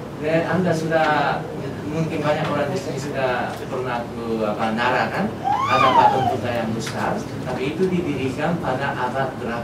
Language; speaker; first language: Indonesian; non-native, fluent; Japanese